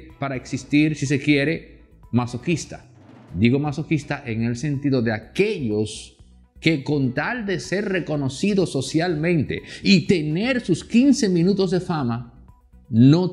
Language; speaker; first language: Spanish; native; Spanish